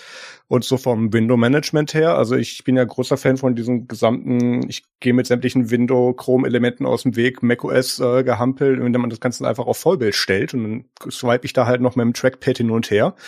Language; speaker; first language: German; native; German